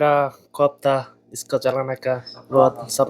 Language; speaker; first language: Hindi; non-native, learner; Bangla